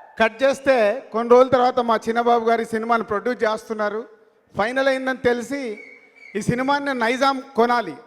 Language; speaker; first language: Telugu; native; Telugu